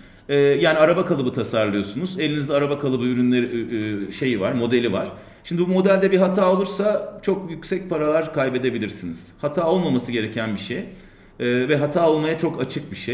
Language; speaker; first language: Turkish; native; Turkish